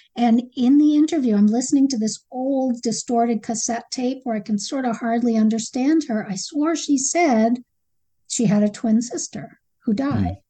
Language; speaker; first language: English; native; English